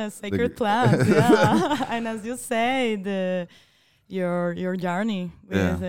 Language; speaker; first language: English; non-native, fluent; Spanish